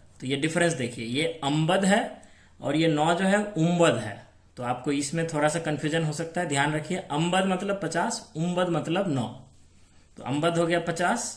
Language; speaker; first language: Hindi; native; Hindi